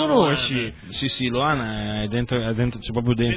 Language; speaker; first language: Italian; native; Italian